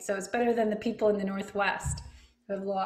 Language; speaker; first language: English; native; English